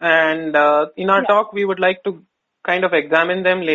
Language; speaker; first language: English; non-native, local second language; Kannada